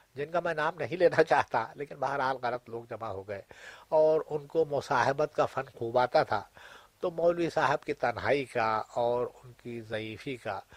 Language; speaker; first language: Urdu; native; Urdu